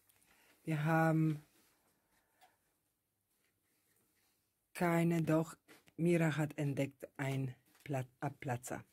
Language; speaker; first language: German; non-native, fluent; Russian